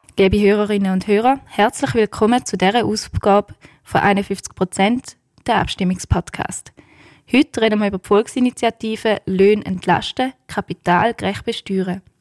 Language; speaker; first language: German; native; German